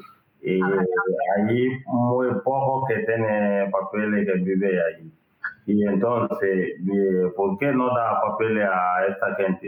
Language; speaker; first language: Spanish; non-native, learner; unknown